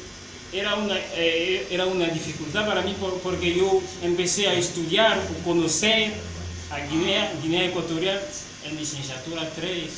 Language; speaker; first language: Spanish; non-native, fluent; French